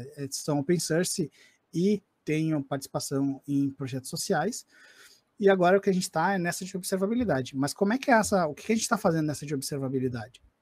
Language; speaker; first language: Portuguese; native; Portuguese